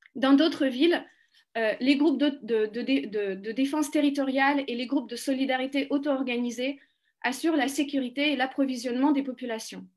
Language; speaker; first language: French; non-native, fluent; Ukrainian